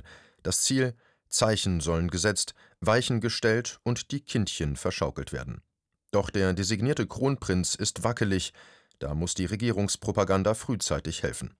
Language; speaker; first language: German; native; German